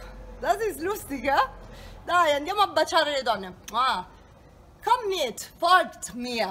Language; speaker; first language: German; non-native, fluent; Italian